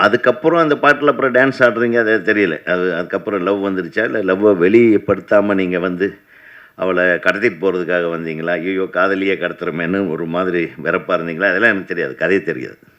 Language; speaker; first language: Tamil; native; Tamil